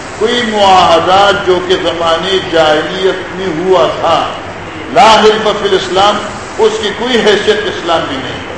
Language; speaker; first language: Urdu; non-native, local second language; Northern Hindko